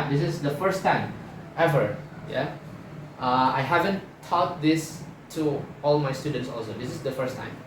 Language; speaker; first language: English; non-native, fluent; Indonesian